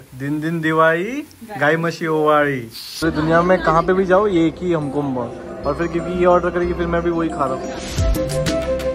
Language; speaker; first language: Hindi; non-native, local second language; Marathi